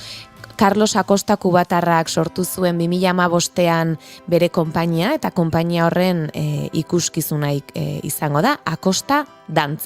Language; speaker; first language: Basque; native; Basque